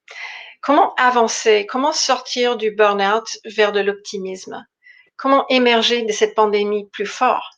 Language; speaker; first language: French; non-native, fluent; English